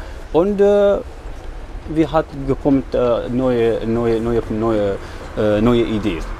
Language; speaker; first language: German; non-native, learner; Arabic